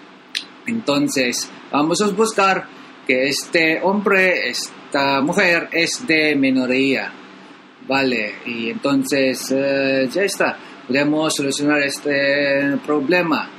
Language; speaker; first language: Spanish; non-native, learner; Filipino